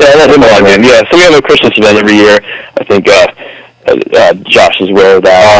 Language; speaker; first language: English; native; English